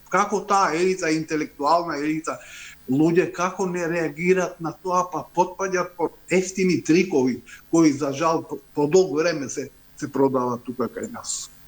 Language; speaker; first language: Macedonian; non-native, local second language; Albanian